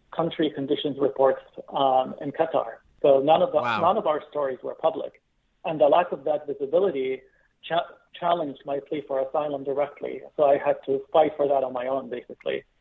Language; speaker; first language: English; non-native, fluent; Arabic